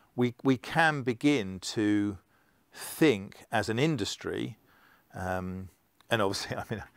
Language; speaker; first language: English; native; English